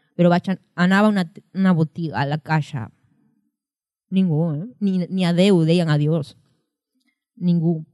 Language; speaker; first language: Catalan; non-native, fluent; Spanish